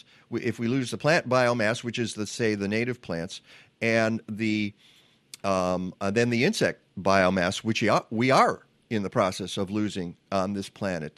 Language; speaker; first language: English; native; English